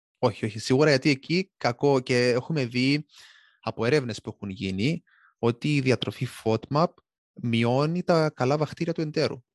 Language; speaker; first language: Greek; native; Greek